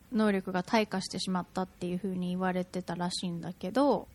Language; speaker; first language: Japanese; native; Japanese